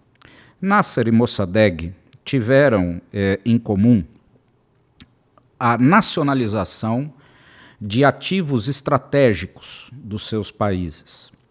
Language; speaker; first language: Portuguese; native; Portuguese